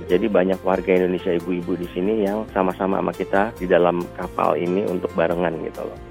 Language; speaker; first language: Indonesian; native; Indonesian